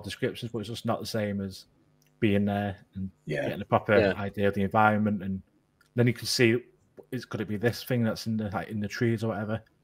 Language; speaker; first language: English; native; English